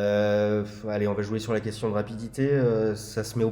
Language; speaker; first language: French; native; French